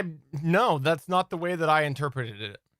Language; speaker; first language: English; native; English